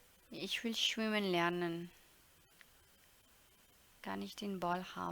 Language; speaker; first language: German; non-native, fluent; Hindi